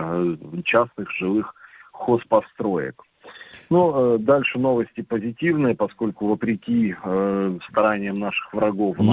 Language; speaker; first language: Russian; native; Russian